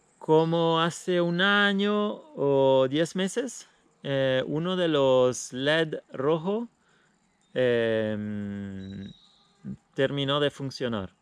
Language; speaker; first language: Spanish; non-native, fluent; Italian